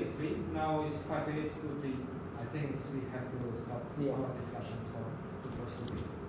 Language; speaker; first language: English; non-native, learner; Indonesian